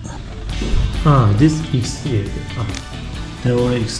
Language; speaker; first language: English; non-native, learner; Turkish